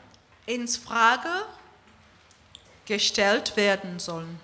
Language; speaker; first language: German; non-native, fluent; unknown